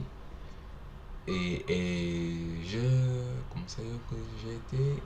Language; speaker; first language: French; non-native, learner; Portuguese